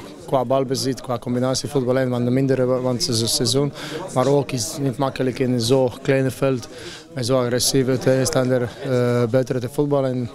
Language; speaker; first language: Dutch; non-native, fluent; Croatian